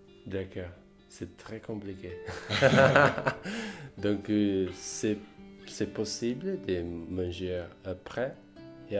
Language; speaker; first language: French; non-native, learner; Portuguese